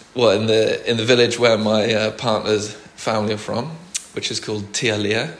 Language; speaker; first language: English; native; English